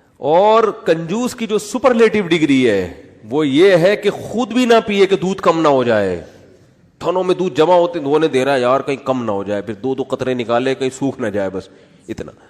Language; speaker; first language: Urdu; native; Urdu